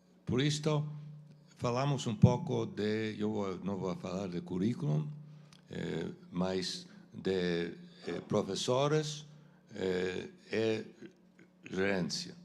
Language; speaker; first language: Portuguese; non-native, fluent; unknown